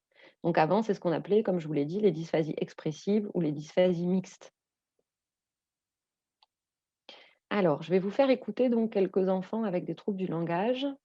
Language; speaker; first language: French; native; French